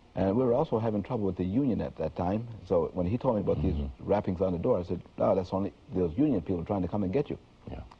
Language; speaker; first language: English; native; English